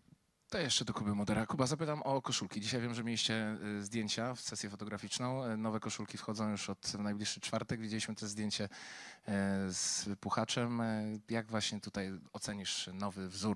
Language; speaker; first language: Polish; native; Polish